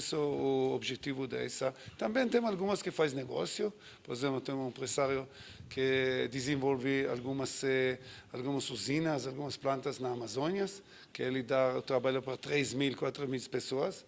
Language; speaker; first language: Portuguese; non-native, fluent; Hebrew